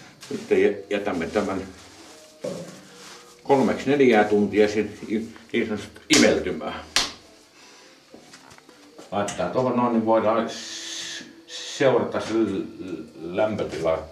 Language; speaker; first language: Finnish; native; Finnish